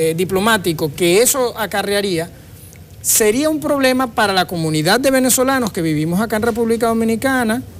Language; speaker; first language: Spanish; native; Spanish